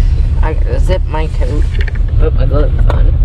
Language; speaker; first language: English; native; English